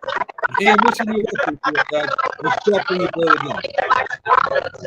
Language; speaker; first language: English; native; English